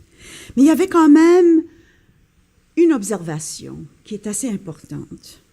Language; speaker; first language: French; non-native, local second language; English